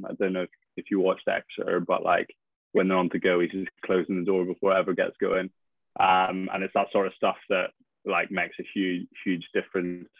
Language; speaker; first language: English; native; English